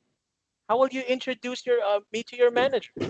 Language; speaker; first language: English; non-native, local second language; Filipino